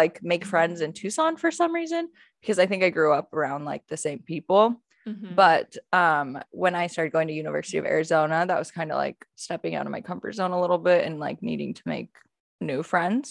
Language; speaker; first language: English; native; English